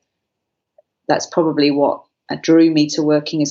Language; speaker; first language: English; non-native, local second language; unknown